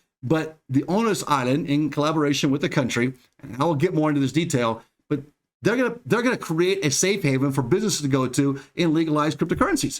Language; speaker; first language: English; native; English